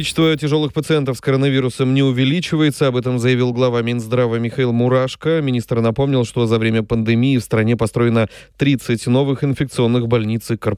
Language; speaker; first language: Russian; native; Russian